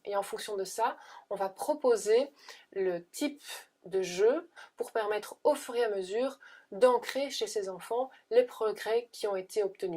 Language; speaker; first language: French; native; French